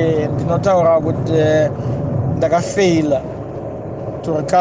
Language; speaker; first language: English; non-native, local second language; Shona